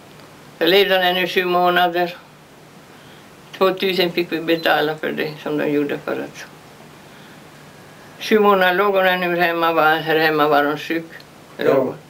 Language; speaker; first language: Swedish; early bilingual, heritage; Swedish